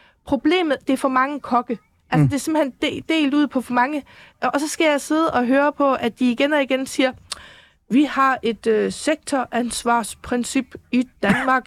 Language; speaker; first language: Danish; native; Danish